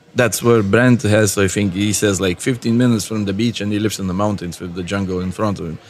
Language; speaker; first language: English; non-native, fluent; Lithuanian